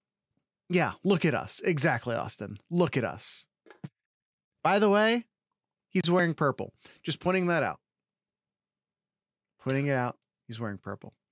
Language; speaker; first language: English; native; English